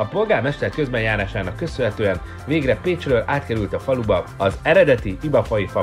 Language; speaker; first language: Hungarian; native; Hungarian